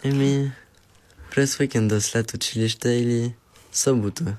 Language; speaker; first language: Bulgarian; early bilingual, heritage; Bulgarian